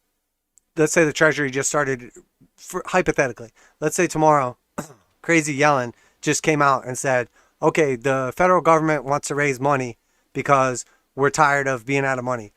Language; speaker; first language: English; native; English